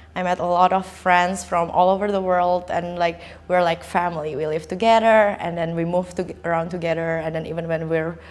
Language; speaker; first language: English; non-native, fluent; Indonesian